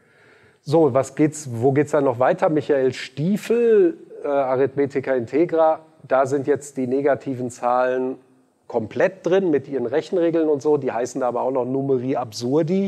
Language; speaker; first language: German; native; German